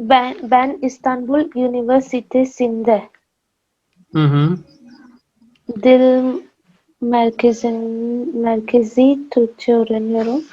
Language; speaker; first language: Turkish; non-native, learner; Urdu